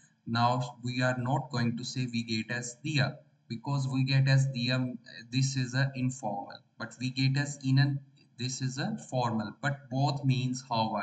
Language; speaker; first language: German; non-native, learner; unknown